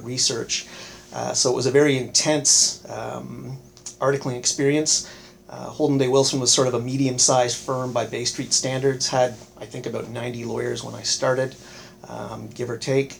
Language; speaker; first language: English; native; English